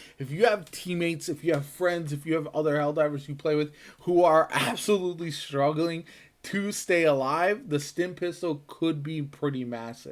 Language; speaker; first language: English; native; English